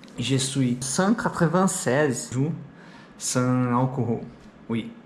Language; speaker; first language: French; non-native, learner; Portuguese